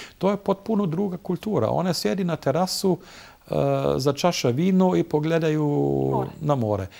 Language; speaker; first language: Bosnian; non-native, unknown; German